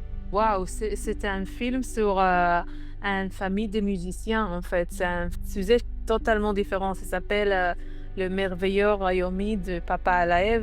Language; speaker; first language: French; non-native, learner; Hebrew